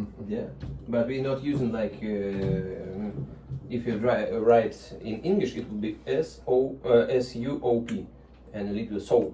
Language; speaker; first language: English; non-native, fluent; Russian